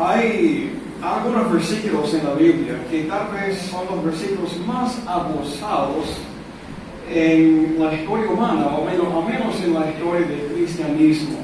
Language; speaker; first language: Spanish; non-native, fluent; English